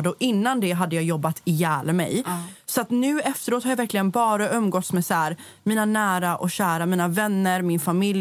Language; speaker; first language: Swedish; native; Swedish